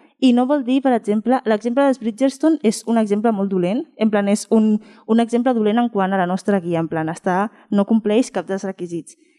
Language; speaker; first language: Catalan; non-native, fluent; Spanish